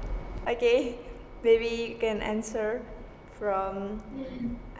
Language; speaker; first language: English; non-native, learner; Indonesian